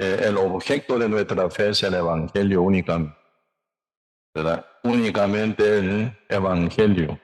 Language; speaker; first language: Spanish; non-native, learner; Korean